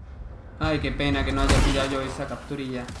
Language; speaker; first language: Spanish; native; Spanish